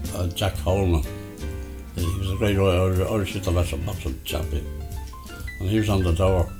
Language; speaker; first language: English; native; English